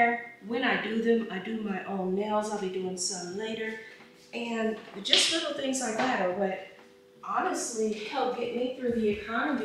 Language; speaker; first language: English; native; English